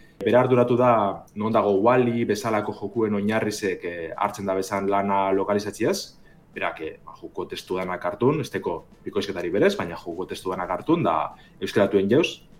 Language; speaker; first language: Basque; native; Basque